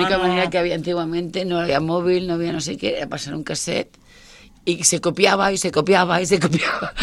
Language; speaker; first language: Spanish; native; Spanish